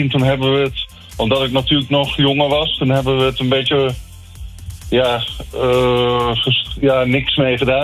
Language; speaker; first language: Dutch; native; Dutch